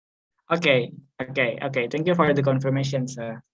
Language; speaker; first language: English; non-native, fluent; Indonesian